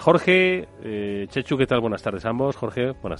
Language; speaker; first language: Spanish; native; Spanish